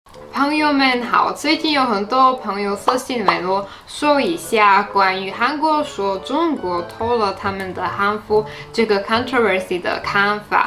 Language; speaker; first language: Chinese; non-native, fluent; Slovak